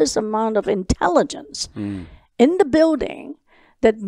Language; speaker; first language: English; non-native, local second language; Cantonese